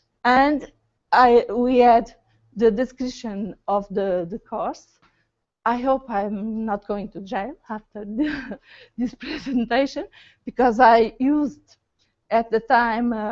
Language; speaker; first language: English; non-native, learner; Portuguese